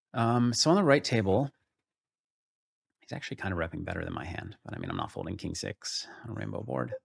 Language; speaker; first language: English; native; English